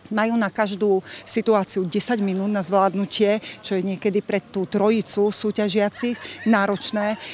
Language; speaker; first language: Slovak; native; Slovak